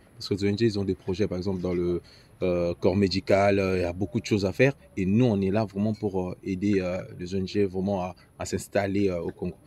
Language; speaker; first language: French; early bilingual, other home language; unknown